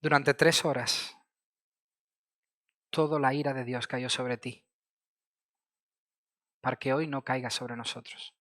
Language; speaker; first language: Spanish; native; Spanish